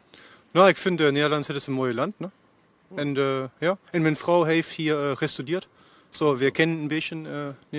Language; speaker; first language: Dutch; non-native, learner; German